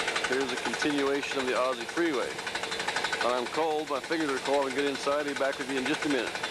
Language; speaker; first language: English; native; English